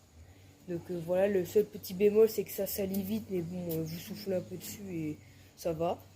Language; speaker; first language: French; native; French